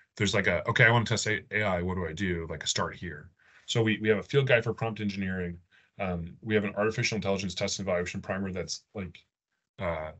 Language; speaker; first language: English; native; English